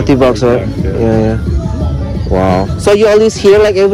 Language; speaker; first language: English; non-native, learner; Indonesian